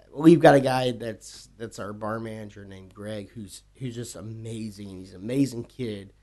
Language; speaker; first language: English; native; English